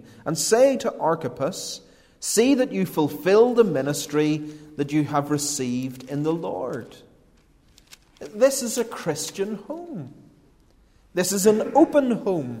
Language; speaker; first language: English; native; English